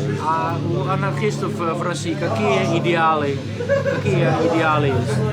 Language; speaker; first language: Russian; non-native, learner; Dutch